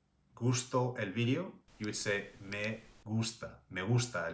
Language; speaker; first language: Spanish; non-native, fluent; English